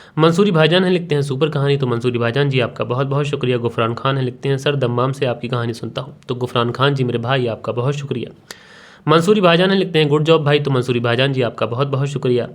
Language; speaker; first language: Hindi; native; Hindi